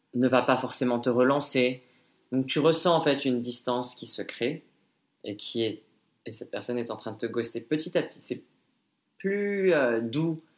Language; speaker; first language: French; native; French